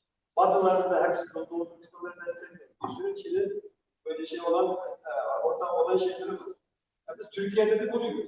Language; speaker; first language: Turkish; non-native, fluent; Uyghur